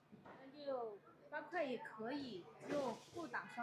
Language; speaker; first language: Chinese; native; Chinese